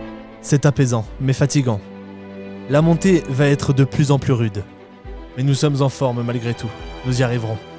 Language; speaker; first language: French; native; French